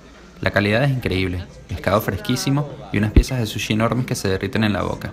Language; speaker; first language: Spanish; native; Spanish